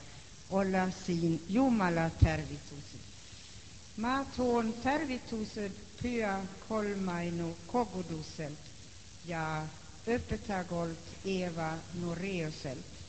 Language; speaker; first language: Estonian; non-native, learner; Swedish